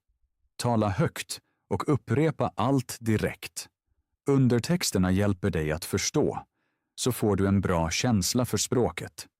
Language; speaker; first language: Swedish; non-native, fluent; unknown